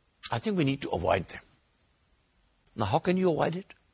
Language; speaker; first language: English; non-native, local second language; Urdu